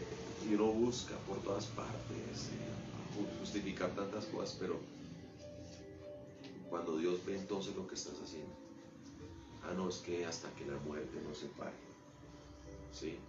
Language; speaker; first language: Spanish; native; Spanish